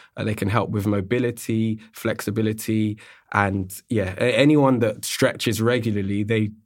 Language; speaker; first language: English; native; English